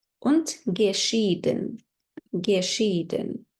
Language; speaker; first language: German; non-native, fluent; Ukrainian